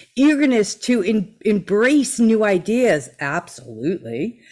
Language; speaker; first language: English; native; English